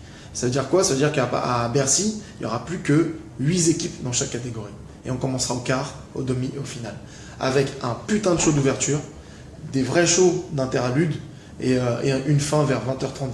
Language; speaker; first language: French; native; French